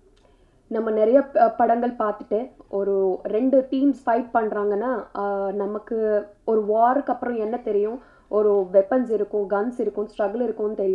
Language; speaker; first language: Tamil; non-native, learner; Telugu